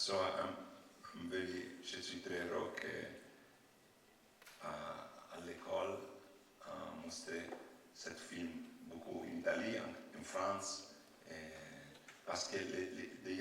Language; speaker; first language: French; non-native, learner; Italian